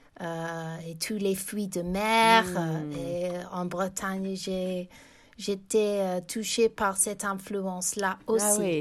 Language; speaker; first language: French; non-native, fluent; English